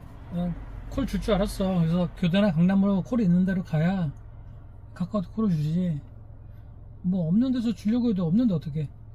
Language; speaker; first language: Korean; native; Korean